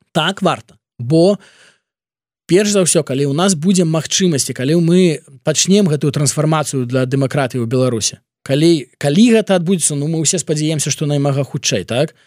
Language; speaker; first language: Belarusian; non-native, local second language; Russian